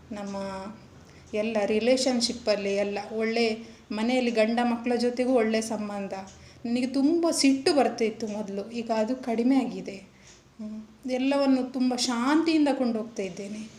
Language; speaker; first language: Kannada; native; Kannada